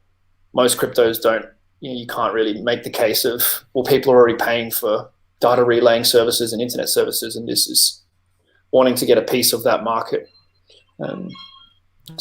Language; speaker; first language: English; native; English